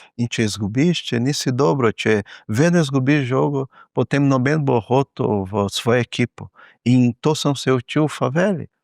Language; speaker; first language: Slovenian; non-native, fluent; Portuguese